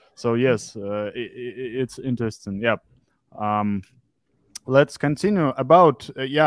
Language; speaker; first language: English; non-native, fluent; Russian